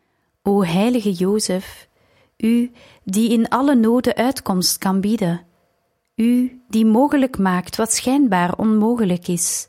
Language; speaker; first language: Dutch; native; Dutch